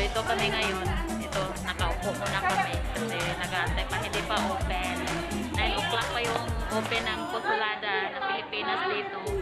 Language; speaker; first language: Filipino; non-native, local second language; Cebuano